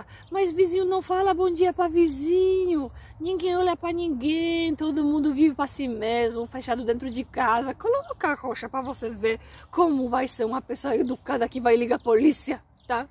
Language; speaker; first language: Portuguese; non-native, fluent; Polish